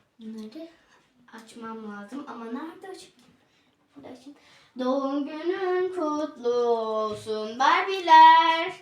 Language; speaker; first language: Turkish; native; Turkish